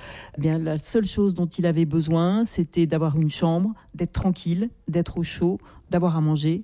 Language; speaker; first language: French; native; French